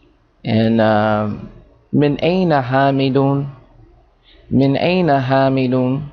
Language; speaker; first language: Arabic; non-native, fluent; English